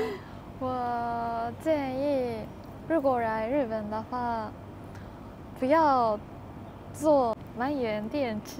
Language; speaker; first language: Chinese; non-native, learner; Japanese